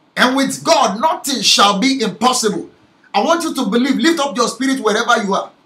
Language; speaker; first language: English; non-native, local second language; Yoruba